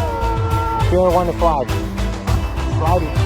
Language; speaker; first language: English; native; English